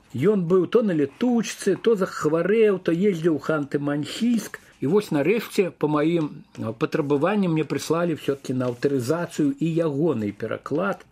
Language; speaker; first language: Belarusian; native; Belarusian